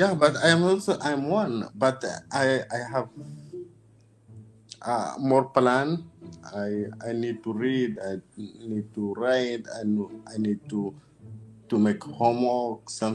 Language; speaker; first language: English; non-native, learner; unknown